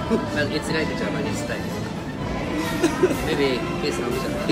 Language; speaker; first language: English; non-native, learner; Japanese